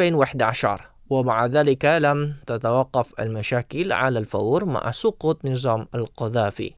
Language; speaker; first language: Arabic; non-native, fluent; Indonesian